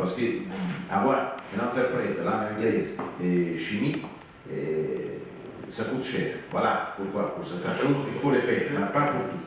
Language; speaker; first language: French; non-native, fluent; Italian